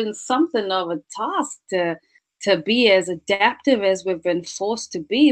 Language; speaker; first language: English; native; English